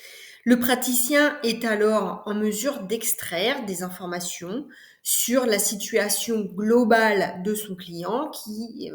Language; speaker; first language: French; native; French